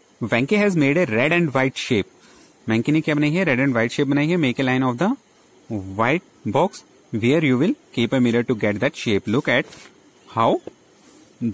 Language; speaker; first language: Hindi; native; Hindi